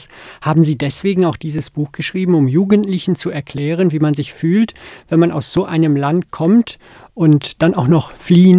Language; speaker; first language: German; native; German